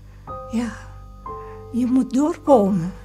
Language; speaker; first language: Dutch; early bilingual, other home language; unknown